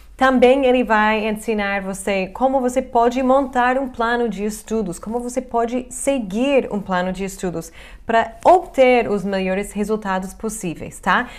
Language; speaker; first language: Portuguese; non-native, fluent; English